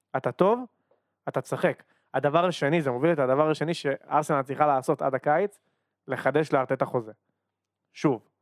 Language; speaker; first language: Hebrew; native; Hebrew